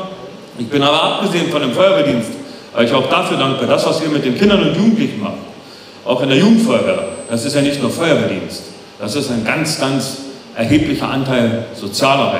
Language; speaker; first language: German; native; German